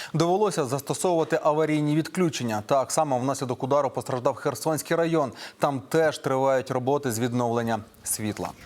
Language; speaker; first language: Ukrainian; native; Ukrainian